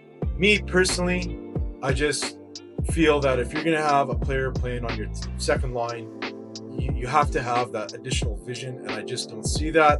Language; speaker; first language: English; native; English